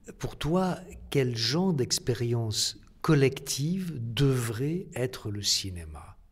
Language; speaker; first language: French; native; French